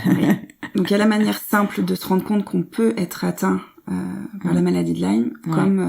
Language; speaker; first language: French; native; French